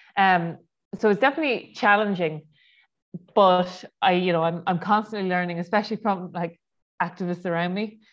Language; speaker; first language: English; native; English